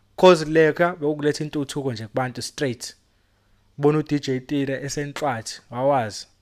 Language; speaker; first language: Zulu; native; Zulu